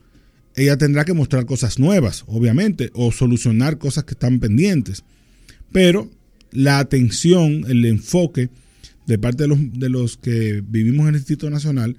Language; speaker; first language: Spanish; native; Spanish